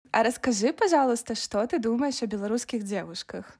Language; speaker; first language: Russian; native; Russian